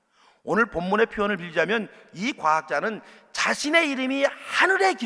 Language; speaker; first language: Korean; native; Korean